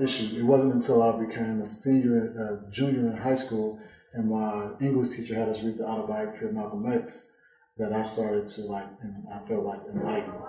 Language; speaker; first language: English; native; English